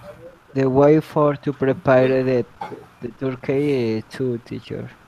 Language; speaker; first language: English; non-native, learner; Spanish